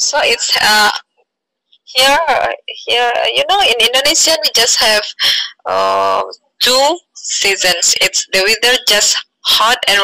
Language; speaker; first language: English; non-native, learner; Indonesian